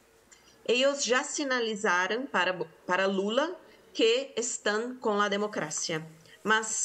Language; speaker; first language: Spanish; non-native, fluent; Portuguese